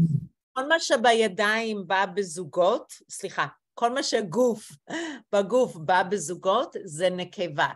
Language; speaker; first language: Hebrew; non-native, fluent; English